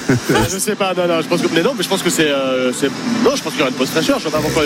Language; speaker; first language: French; native; French